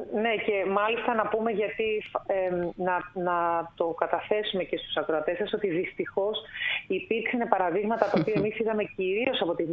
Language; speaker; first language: Greek; native; Greek